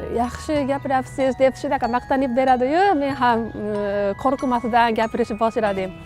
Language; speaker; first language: Uzbek; non-native, fluent; Japanese